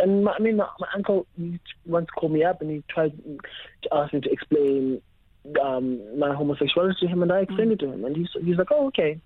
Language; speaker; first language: English; non-native, local second language; Xhosa